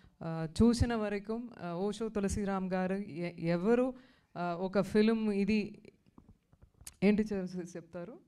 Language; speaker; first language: Telugu; non-native, fluent; Tamil